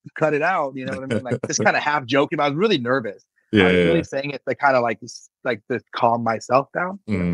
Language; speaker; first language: English; native; English